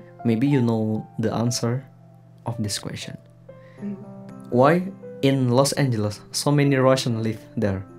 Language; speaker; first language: English; non-native, learner; Indonesian